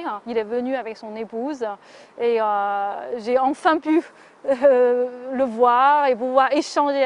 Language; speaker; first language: French; non-native, fluent; Chinese